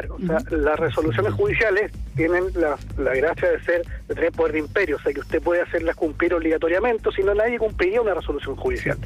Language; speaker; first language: Spanish; native; Spanish